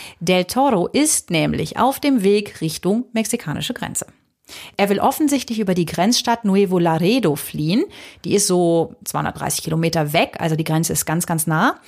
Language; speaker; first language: German; native; German